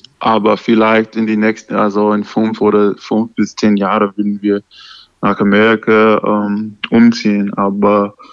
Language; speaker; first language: German; non-native, learner; English